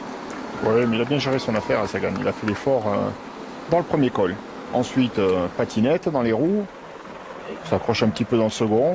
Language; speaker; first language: French; native; French